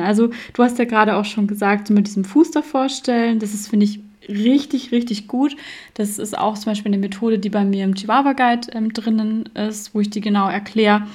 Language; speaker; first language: German; native; German